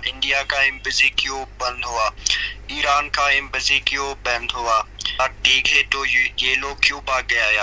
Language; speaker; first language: Hindi; non-native, fluent; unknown